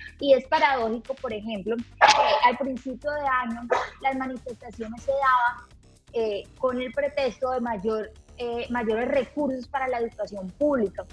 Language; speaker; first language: Spanish; native; Spanish